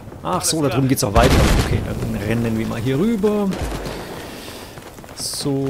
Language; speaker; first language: German; native; German